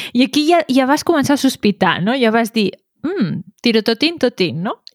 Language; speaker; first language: Catalan; native; Catalan